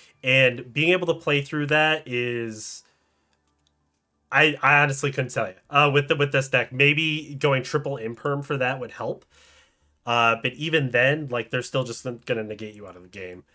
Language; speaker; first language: English; native; English